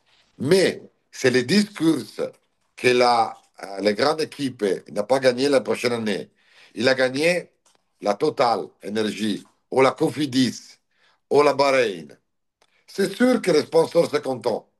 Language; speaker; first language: French; non-native, learner; Italian